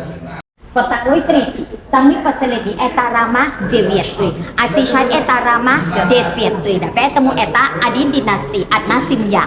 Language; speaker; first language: Russian; non-native, learner; Thai